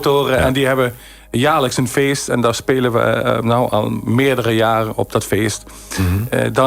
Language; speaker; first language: Dutch; native; Dutch